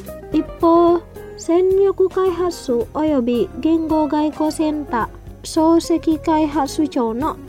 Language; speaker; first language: Japanese; non-native, fluent; Indonesian